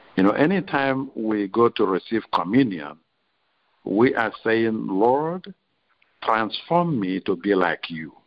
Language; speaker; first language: English; non-native, local second language; Igbo